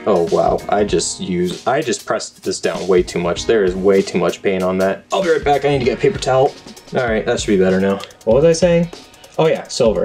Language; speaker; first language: English; native; English